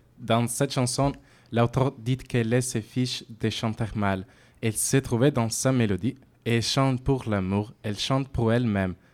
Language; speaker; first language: French; non-native, fluent; Italian